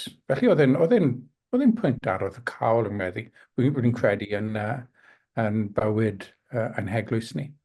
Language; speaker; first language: Welsh; non-native, local second language; English